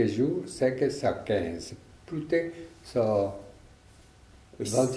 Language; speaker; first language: French; non-native, learner; Italian